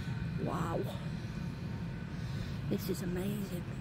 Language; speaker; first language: English; native; English